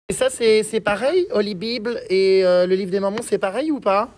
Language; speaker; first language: French; native; French